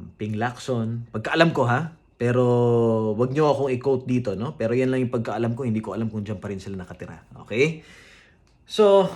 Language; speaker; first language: Filipino; non-native, local second language; Cebuano